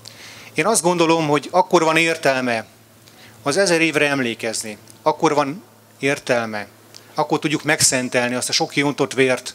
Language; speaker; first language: Hungarian; native; Hungarian